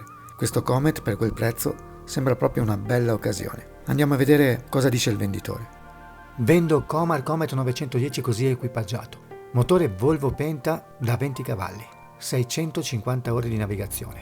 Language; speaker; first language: Italian; native; Italian